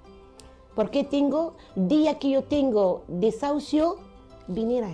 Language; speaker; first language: Spanish; non-native, learner; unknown